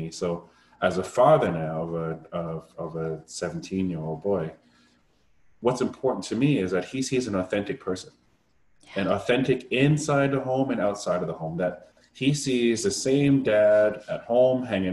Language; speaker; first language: English; non-native, fluent; German